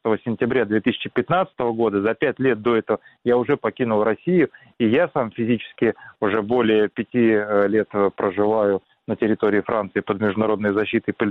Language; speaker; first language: Russian; native; Russian